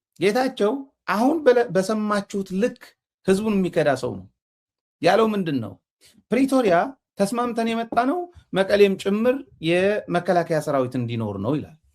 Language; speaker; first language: Amharic; non-native, local second language; Tigrinya